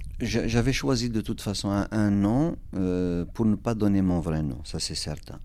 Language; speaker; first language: French; non-native, local second language; Kabyle